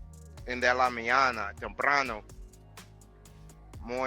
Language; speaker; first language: Spanish; non-native, learner; English